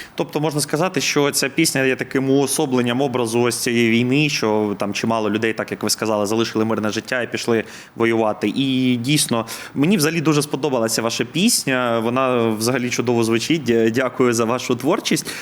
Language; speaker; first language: Ukrainian; native; Ukrainian